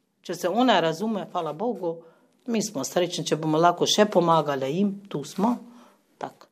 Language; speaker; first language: Slovenian; non-native, fluent; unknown